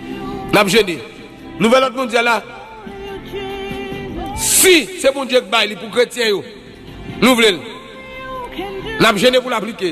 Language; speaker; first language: French; non-native, local second language; Haitian Creole